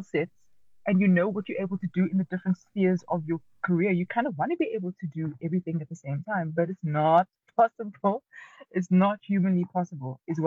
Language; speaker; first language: English; native; English